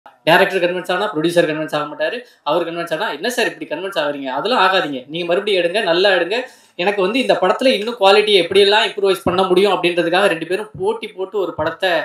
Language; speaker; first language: Tamil; native; Tamil